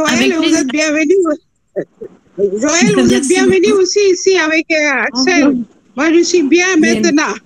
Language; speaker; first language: French; non-native, fluent; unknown